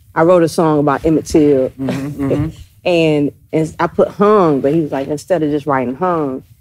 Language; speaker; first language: English; native; English